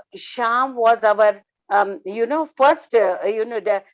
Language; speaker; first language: English; non-native, local second language; Marathi